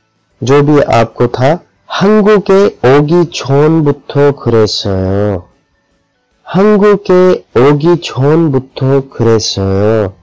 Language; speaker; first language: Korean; non-native, fluent; Urdu